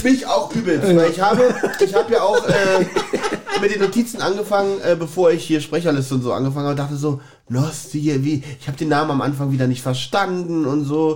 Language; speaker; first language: German; native; German